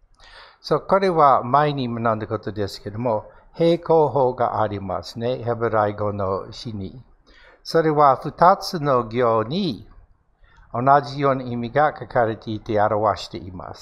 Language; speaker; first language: Japanese; non-native, fluent; English